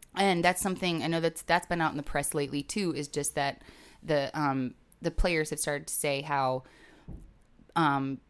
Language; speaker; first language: English; native; English